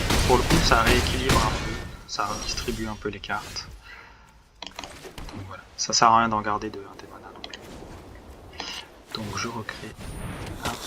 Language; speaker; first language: French; native; French